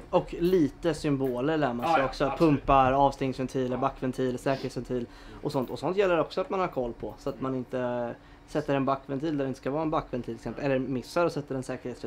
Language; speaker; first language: Swedish; native; Swedish